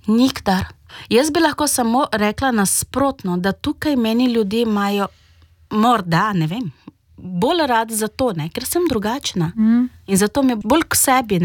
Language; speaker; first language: Slovenian; non-native, fluent; Portuguese